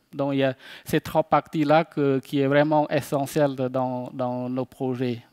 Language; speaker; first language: French; non-native, fluent; Khmer